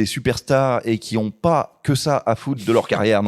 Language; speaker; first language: French; native; French